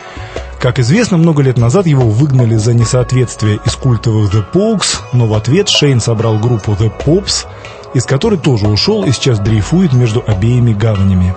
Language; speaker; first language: Russian; native; Russian